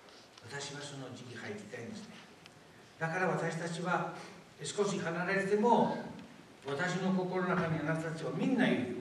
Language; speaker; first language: Japanese; non-native, fluent; Spanish